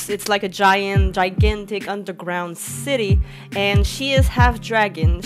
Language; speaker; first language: English; non-native, fluent; French